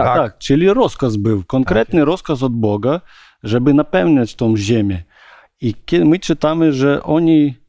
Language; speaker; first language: Polish; non-native, learner; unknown